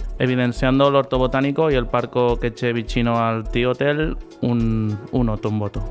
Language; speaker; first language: Italian; non-native, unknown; Catalan